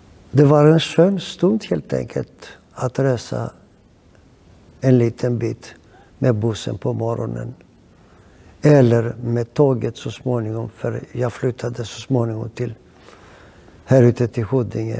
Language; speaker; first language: Swedish; non-native, fluent; Greek